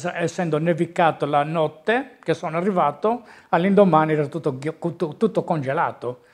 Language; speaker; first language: Italian; native; Italian